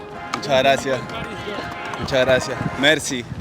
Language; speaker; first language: Spanish; native; Spanish